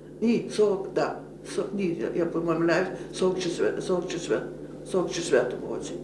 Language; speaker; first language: Ukrainian; early bilingual, heritage; Ukrainian